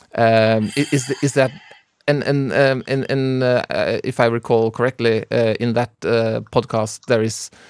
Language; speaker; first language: English; non-native, fluent; Norwegian